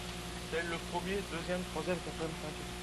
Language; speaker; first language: French; native; French